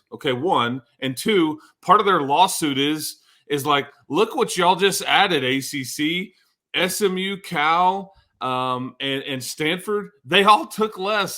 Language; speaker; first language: English; native; English